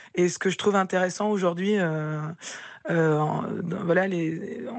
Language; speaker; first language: French; native; French